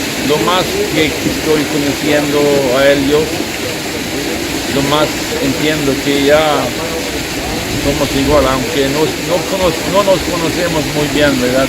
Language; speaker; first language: Spanish; non-native, fluent; Swedish